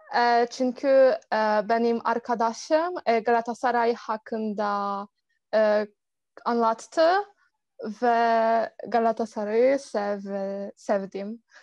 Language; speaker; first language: Turkish; non-native, learner; Polish